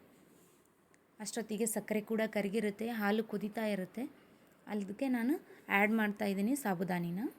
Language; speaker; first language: Kannada; native; Kannada